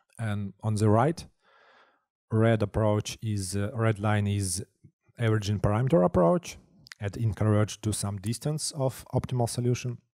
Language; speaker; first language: English; non-native, fluent; Russian